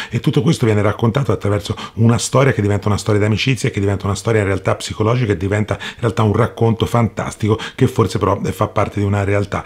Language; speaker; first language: Italian; native; Italian